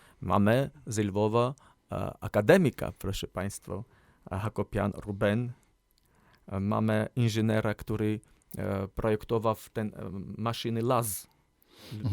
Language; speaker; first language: Polish; non-native, learner; Armenian